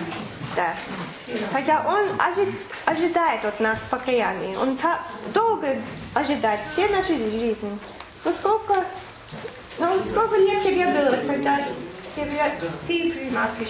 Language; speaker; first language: Russian; non-native, fluent; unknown